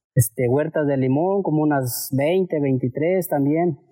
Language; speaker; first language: Spanish; native; Spanish